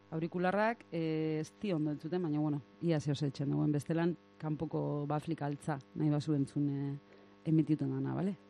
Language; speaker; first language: Basque; native; Basque